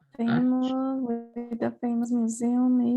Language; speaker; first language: English; non-native, fluent; Spanish